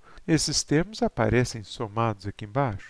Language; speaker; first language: Portuguese; native; Portuguese